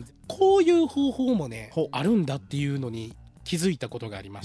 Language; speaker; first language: Japanese; native; Japanese